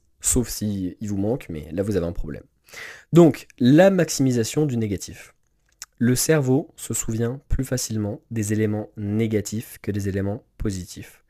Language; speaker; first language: French; native; French